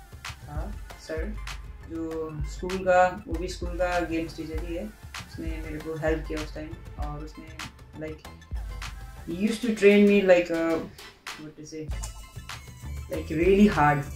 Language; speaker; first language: Hindi; non-native, local second language; Nepali